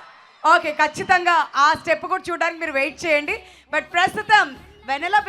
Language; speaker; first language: Telugu; native; Telugu